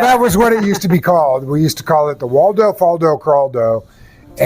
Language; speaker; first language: English; native; English